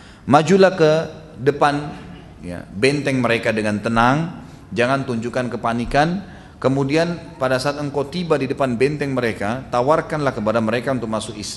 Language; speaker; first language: Indonesian; native; Indonesian